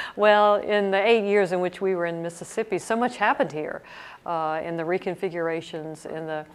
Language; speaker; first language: English; native; English